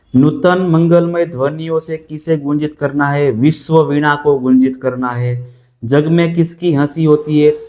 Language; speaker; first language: Hindi; non-native, local second language; Gujarati